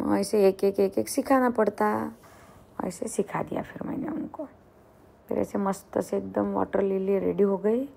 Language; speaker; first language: Hindi; non-native, local second language; Marathi